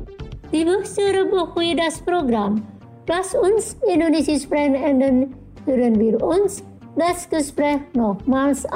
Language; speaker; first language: German; non-native, fluent; Indonesian